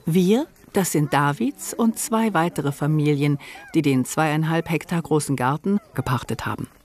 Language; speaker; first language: German; native; German